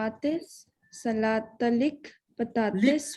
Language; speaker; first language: Turkish; non-native, learner; Urdu